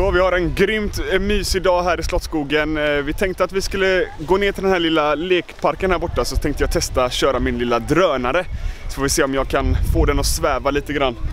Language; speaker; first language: Swedish; native; Swedish